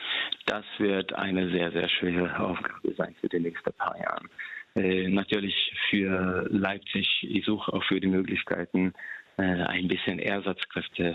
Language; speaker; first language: German; non-native, fluent; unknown